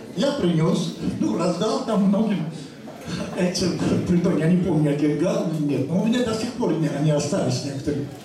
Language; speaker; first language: Russian; non-native, local second language; Armenian